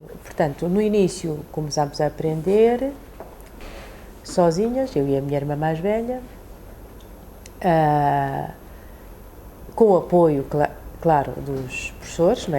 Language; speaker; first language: Portuguese; early bilingual, other home language; Chinese